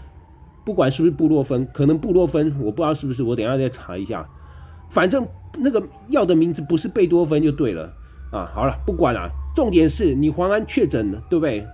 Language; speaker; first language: Chinese; native; Chinese